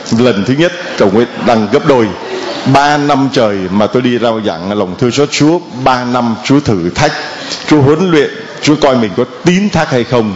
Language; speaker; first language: Vietnamese; native; Vietnamese